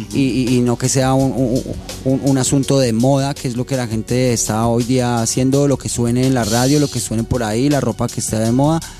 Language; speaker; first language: Spanish; native; Spanish